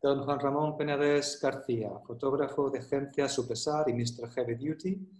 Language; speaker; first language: Spanish; non-native, local second language; Catalan